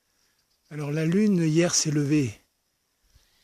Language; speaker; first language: French; native; French